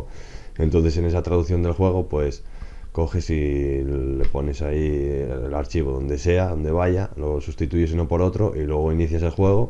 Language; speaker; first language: Spanish; native; Spanish